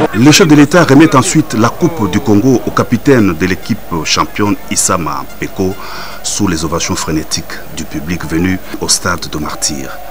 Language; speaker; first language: French; non-native, local second language; Lingala